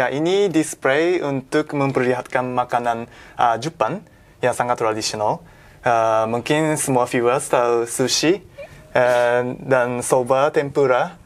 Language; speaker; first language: Indonesian; non-native, fluent; Japanese